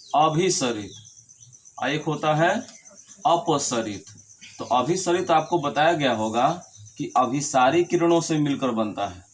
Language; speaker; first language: Hindi; native; Hindi